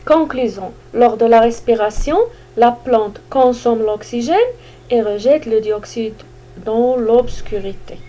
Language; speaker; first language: French; non-native, local second language; Arabic